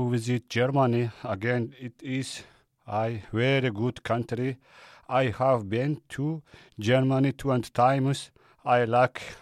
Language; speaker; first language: English; non-native, fluent; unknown